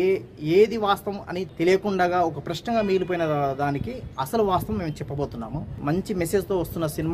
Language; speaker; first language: Telugu; native; Telugu